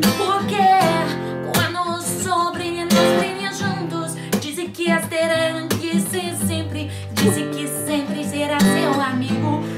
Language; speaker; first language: Portuguese; non-native, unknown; English